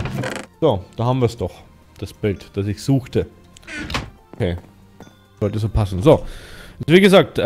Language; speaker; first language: German; native; German